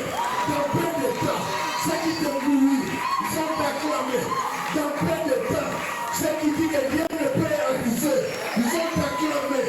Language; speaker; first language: French; non-native, local second language; Lingala